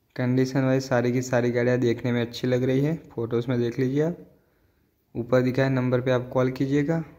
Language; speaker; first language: Hindi; non-native, local second language; Gujarati